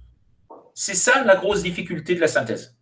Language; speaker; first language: French; native; French